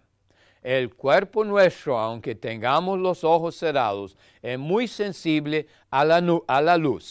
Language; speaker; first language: Spanish; non-native, fluent; German